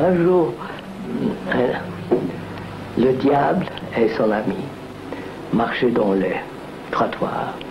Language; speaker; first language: French; non-native, fluent; Telugu